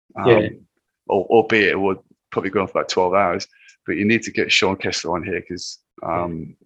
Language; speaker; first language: English; native; English